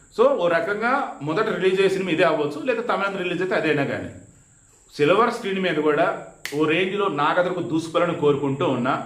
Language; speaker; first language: Telugu; native; Telugu